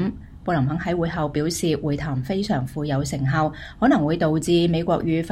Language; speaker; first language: Chinese; non-native, local second language; Cantonese